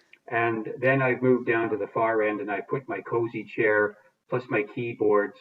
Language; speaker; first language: English; native; English